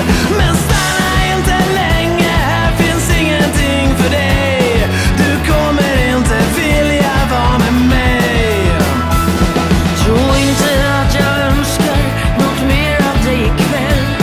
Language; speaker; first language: Swedish; native; Swedish